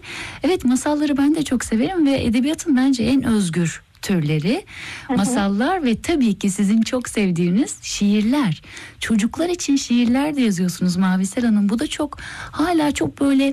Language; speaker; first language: Turkish; native; Turkish